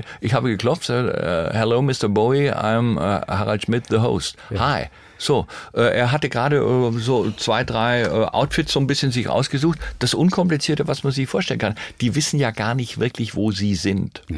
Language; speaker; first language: German; native; German